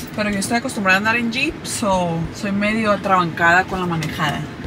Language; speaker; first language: Spanish; early bilingual, heritage; Spanish